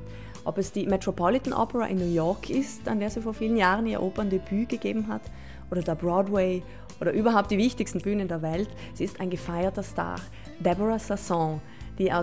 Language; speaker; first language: German; native; German